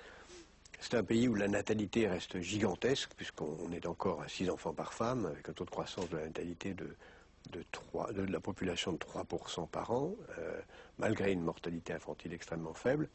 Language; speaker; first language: French; native; French